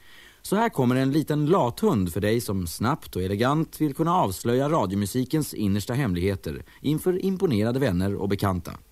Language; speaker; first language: Swedish; native; Swedish